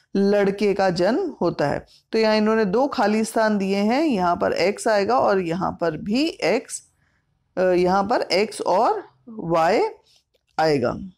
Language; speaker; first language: Hindi; native; Hindi